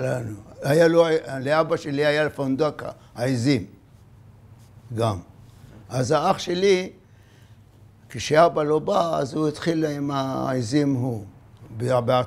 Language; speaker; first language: Hebrew; non-native, fluent; Arabic